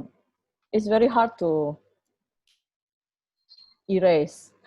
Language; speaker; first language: English; non-native, fluent; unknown